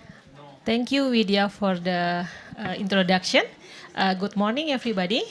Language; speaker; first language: English; non-native, fluent; Indonesian